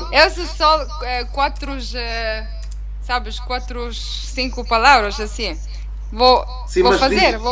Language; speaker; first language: Portuguese; non-native, learner; Italian